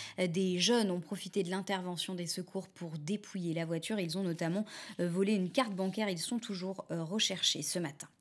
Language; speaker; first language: French; native; French